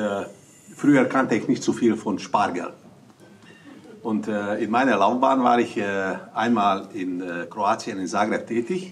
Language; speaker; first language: German; non-native, fluent; Hungarian